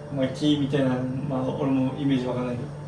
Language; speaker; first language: Japanese; native; Japanese